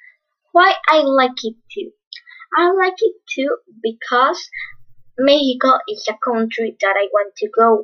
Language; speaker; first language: English; non-native, learner; Spanish